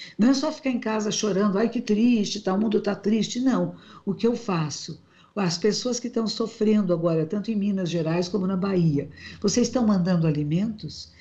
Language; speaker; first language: Portuguese; native; Portuguese